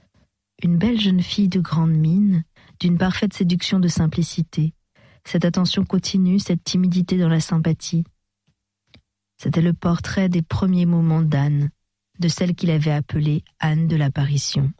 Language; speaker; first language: French; native; French